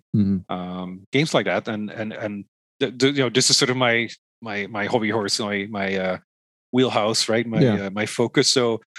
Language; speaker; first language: English; non-native, fluent; Dutch